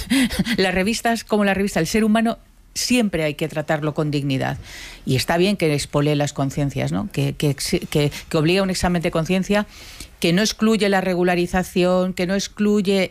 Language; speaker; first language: Spanish; native; Spanish